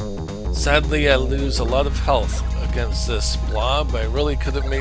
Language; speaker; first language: English; native; English